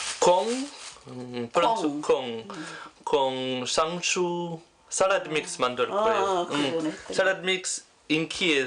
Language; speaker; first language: Korean; non-native, learner; French